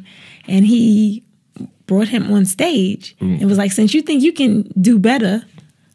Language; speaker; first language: English; native; English